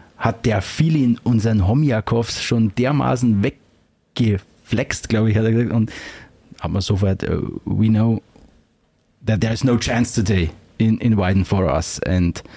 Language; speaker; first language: German; native; German